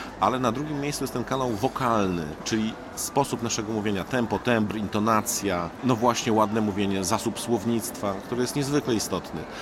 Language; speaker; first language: Polish; native; Polish